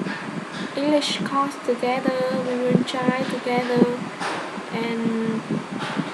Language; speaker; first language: English; non-native, learner; Vietnamese